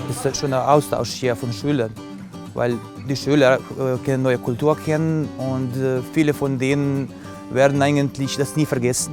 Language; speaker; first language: German; non-native, fluent; Croatian